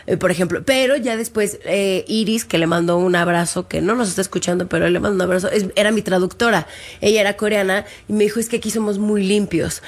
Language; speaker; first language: Spanish; native; Spanish